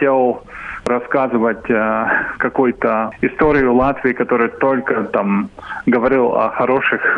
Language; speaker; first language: Russian; non-native, fluent; Latvian